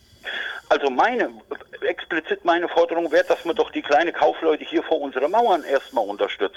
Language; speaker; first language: German; native; German